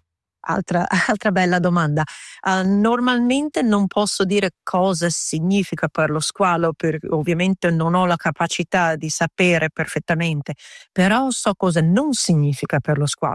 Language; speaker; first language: Italian; early bilingual, heritage; Italian